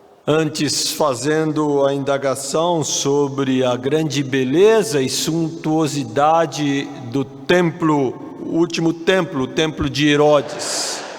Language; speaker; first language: Portuguese; native; Portuguese